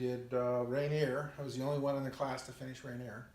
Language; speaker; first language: English; native; English